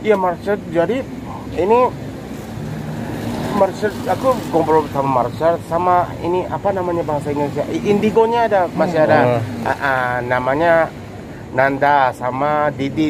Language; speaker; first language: Indonesian; non-native, learner; Japanese